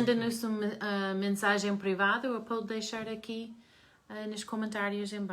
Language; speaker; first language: Portuguese; non-native, learner; English